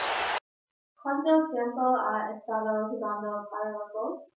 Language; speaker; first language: Spanish; non-native, learner; English